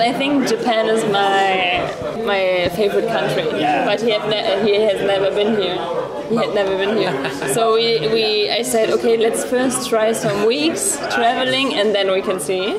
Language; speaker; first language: English; non-native, fluent; German